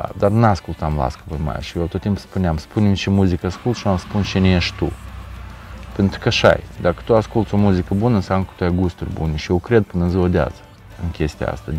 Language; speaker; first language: Romanian; non-native, local second language; Russian